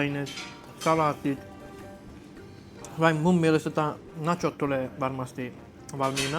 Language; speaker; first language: Finnish; non-native, learner; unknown